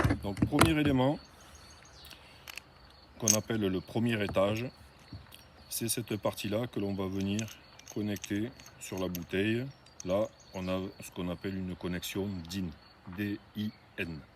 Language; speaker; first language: French; native; French